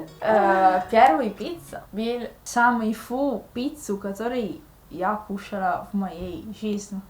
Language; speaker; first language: Russian; non-native, learner; Italian